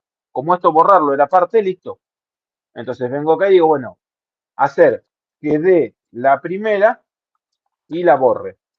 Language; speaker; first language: Spanish; native; Spanish